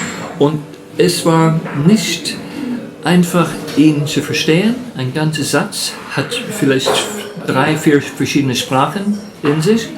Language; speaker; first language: German; non-native, fluent; English